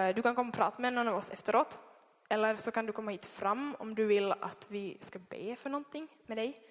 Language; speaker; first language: Swedish; native; Swedish